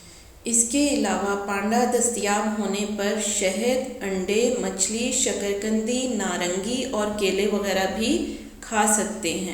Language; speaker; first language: Urdu; native; Urdu